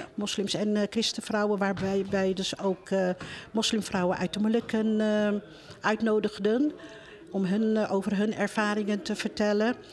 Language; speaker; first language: Dutch; early bilingual, other home language; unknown